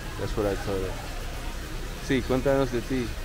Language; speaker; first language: Spanish; non-native, learner; English